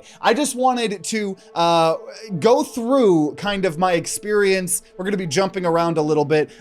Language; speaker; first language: English; native; English